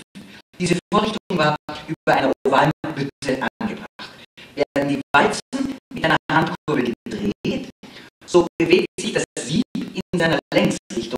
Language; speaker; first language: German; native; German